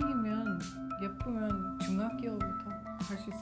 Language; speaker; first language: Korean; non-native, fluent; English